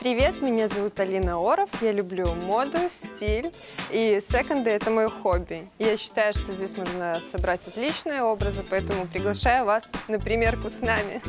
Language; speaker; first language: Russian; native; Russian